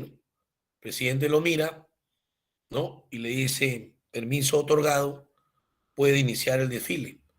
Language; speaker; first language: Spanish; native; Spanish